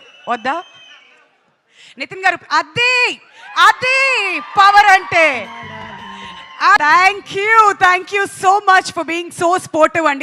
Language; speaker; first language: Telugu; native; Telugu